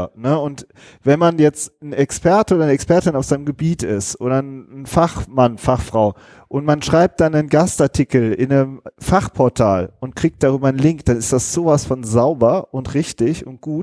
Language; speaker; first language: German; native; German